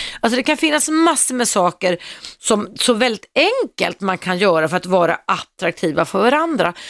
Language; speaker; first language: Swedish; native; Swedish